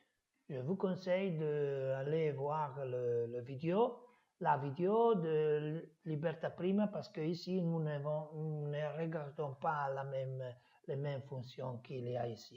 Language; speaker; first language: French; non-native, fluent; Italian